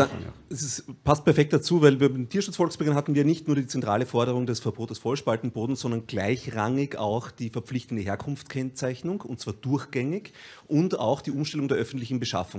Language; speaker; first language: German; native; German